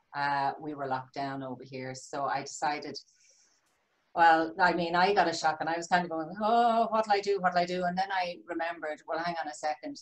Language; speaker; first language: English; native; English